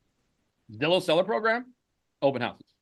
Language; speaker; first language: English; native; English